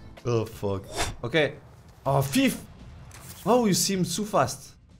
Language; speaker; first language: English; non-native, learner; French